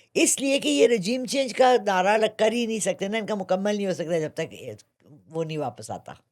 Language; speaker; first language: Urdu; native; Urdu